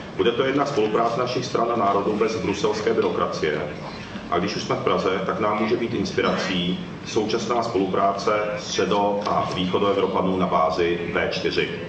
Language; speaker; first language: Czech; early bilingual, other home language; Japanese